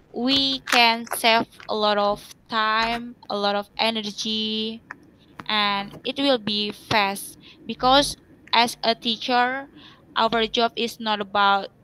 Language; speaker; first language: English; non-native, learner; Indonesian